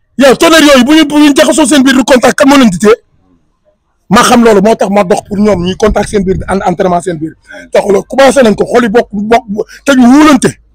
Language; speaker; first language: Wolof; native; Wolof